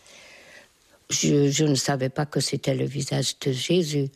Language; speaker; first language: French; non-native, fluent; Hungarian